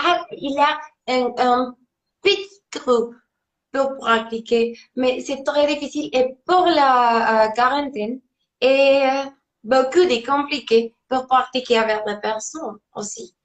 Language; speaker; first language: French; non-native, learner; Spanish